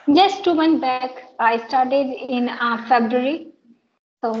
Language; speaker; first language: English; non-native, local second language; Hindi